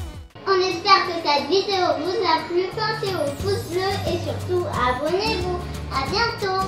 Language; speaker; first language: French; native; French